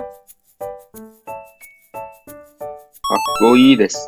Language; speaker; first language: Japanese; non-native, learner; Korean